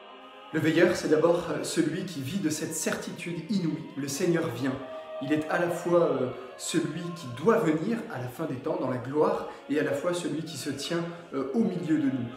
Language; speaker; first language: French; native; French